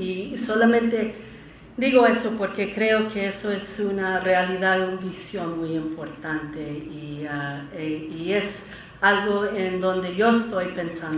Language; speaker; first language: Spanish; early bilingual, heritage; Spanish